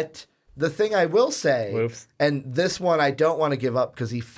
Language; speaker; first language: English; native; English